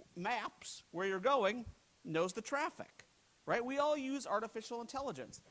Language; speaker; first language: English; native; English